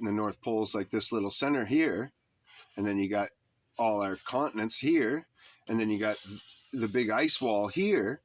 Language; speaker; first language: English; native; English